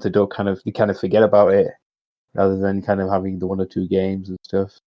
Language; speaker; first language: English; native; English